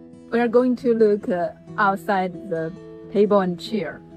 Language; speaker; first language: English; non-native, learner; Chinese